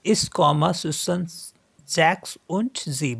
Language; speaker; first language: German; non-native, learner; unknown